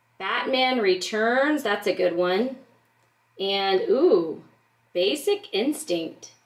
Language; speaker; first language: English; native; English